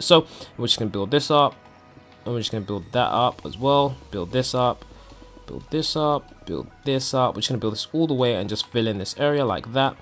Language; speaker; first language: English; native; English